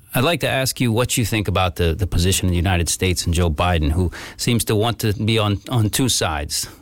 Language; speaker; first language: English; native; English